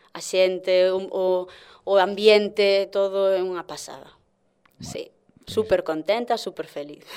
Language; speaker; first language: Galician; native; Galician